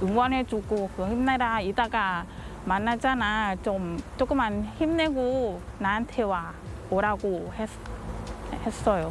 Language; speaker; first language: Korean; non-native, learner; Thai